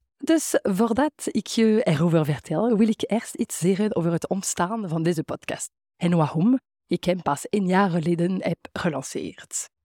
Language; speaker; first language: Dutch; non-native, fluent; French